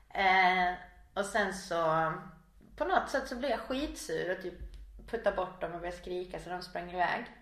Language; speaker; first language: Swedish; native; Swedish